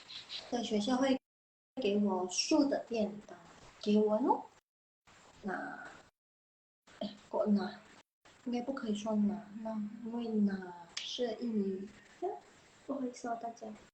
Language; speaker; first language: Chinese; non-native, fluent; Indonesian